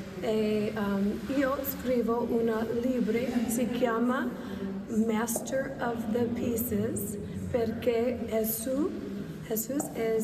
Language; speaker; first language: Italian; non-native, learner; English